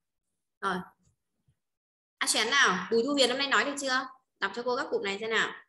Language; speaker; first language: Vietnamese; native; Vietnamese